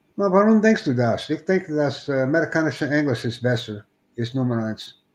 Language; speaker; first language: German; non-native, learner; English